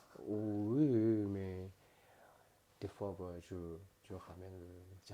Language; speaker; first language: French; non-native, learner; Korean